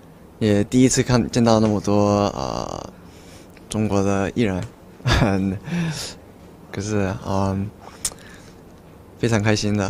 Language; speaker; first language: Chinese; early bilingual, heritage; Chinese